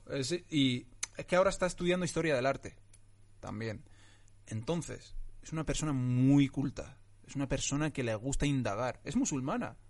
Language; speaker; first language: Spanish; early bilingual, other home language; Arabic